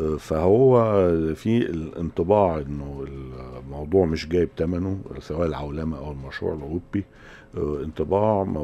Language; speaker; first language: Arabic; native; Arabic